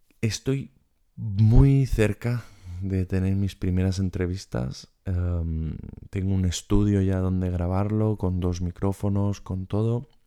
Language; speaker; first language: Spanish; non-native, fluent; German